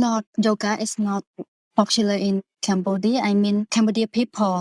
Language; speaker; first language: English; non-native, learner; Khmer